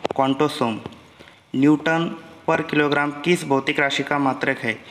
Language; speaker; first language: Hindi; non-native, local second language; Marathi